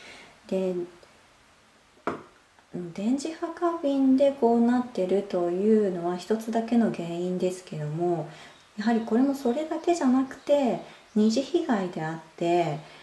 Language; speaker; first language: Japanese; native; Japanese